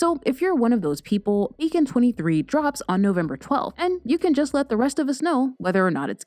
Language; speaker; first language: English; native; English